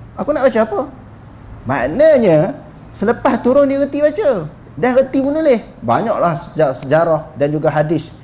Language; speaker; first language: Malay; native; Malay